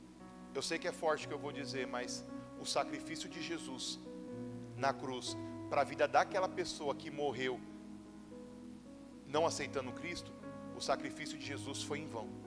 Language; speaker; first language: Portuguese; native; Portuguese